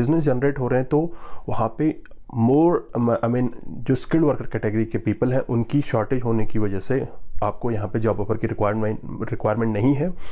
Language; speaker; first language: Hindi; native; Hindi